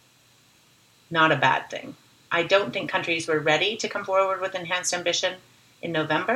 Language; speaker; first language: English; native; English